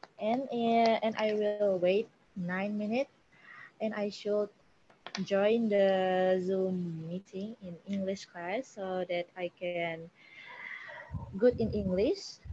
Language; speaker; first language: English; non-native, learner; Indonesian